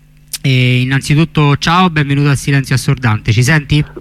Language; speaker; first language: Italian; native; Italian